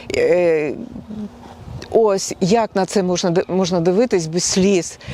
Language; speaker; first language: Ukrainian; non-native, local second language; Russian